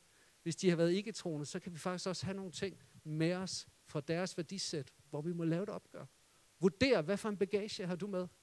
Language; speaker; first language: Danish; native; Danish